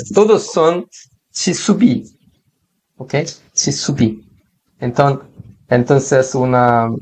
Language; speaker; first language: Spanish; non-native, learner; Korean